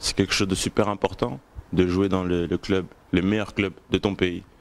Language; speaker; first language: French; native; French